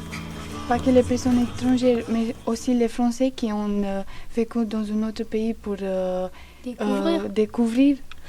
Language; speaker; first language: French; non-native, learner; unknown